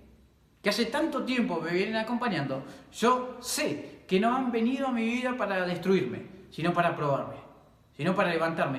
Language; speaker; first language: Spanish; native; Spanish